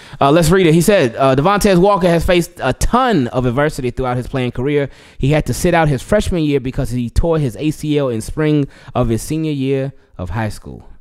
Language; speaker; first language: English; native; English